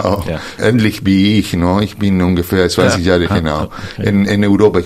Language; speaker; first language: German; non-native, fluent; Spanish